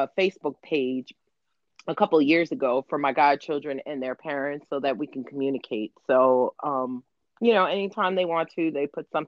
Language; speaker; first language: English; native; English